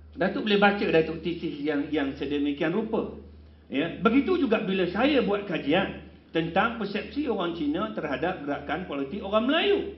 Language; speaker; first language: Malay; non-native, local second language; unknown